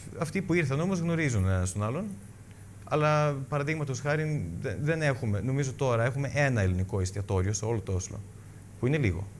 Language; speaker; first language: Greek; early bilingual, heritage; Greek